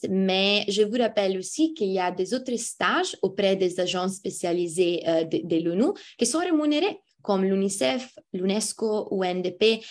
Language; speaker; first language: French; non-native, fluent; Italian